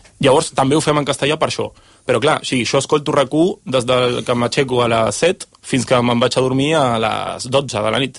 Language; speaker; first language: Catalan; non-native, fluent; Spanish